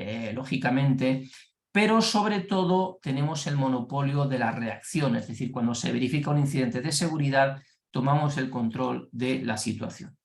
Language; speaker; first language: Spanish; native; Spanish